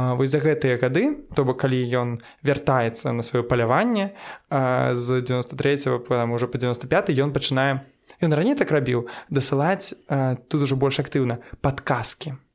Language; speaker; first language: Belarusian; non-native, local second language; Russian